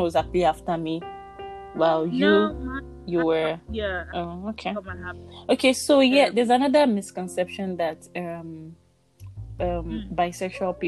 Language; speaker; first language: English; non-native, local second language; Yoruba